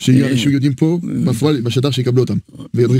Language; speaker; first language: Hebrew; non-native, fluent; French